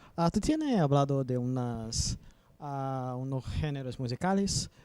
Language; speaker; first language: Spanish; non-native, learner; Portuguese